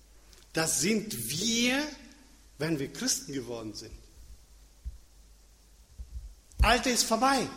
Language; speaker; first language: German; non-native, fluent; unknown